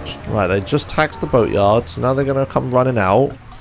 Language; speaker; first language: English; native; English